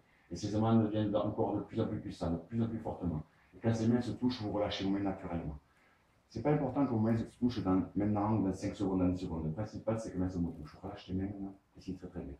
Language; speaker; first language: French; native; French